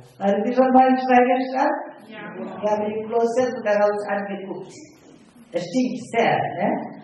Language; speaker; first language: German; non-native, fluent; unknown